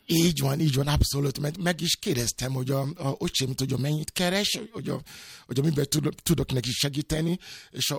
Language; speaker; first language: Hungarian; non-native, fluent; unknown